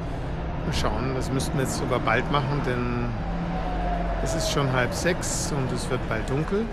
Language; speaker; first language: German; native; German